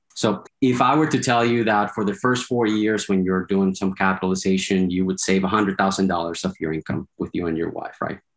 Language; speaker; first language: English; non-native, fluent; Spanish